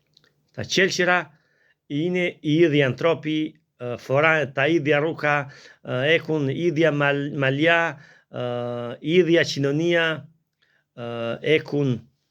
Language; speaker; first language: Greek; non-native, learner; Albanian